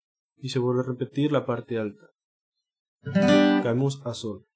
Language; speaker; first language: Spanish; native; Spanish